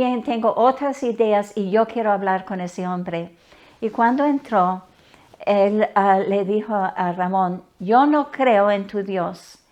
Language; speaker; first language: Spanish; non-native, fluent; English